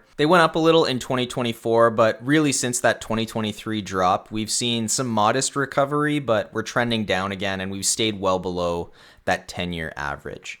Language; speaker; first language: English; native; English